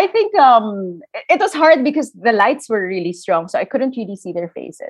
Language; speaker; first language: English; non-native, local second language; Filipino